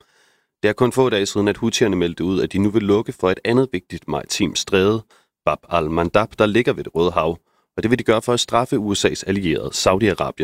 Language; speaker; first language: Danish; native; Danish